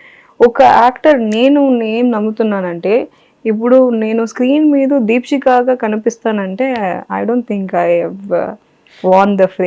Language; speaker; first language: Telugu; non-native, learner; Tamil